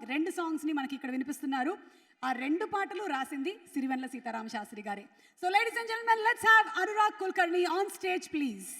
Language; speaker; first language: Telugu; native; Telugu